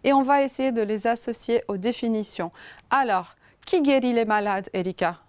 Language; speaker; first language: French; non-native, fluent; Romanian